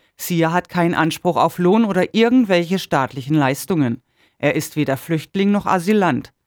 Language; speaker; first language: German; native; German